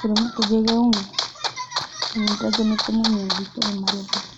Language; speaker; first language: Spanish; native; Spanish